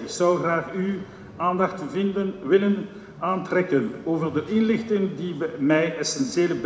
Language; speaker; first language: Dutch; non-native, local second language; French